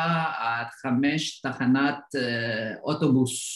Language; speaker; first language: Hebrew; non-native, learner; Indonesian